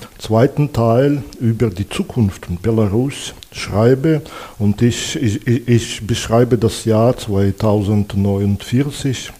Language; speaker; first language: German; non-native, fluent; Belarusian